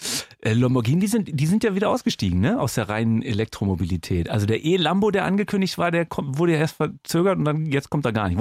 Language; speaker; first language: German; native; German